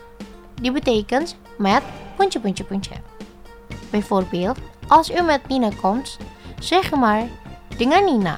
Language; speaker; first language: Dutch; non-native, learner; Indonesian